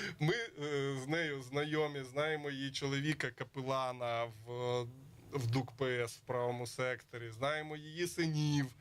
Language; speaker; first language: Ukrainian; native; Ukrainian